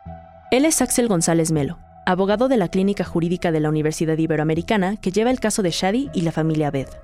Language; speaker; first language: Spanish; native; Spanish